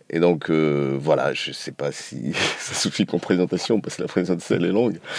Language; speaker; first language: French; non-native, fluent; Portuguese